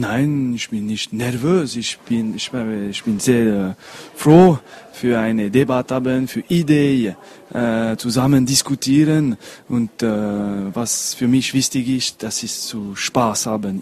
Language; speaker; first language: German; non-native, local second language; French